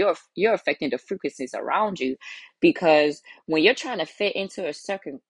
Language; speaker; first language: English; early bilingual, other home language; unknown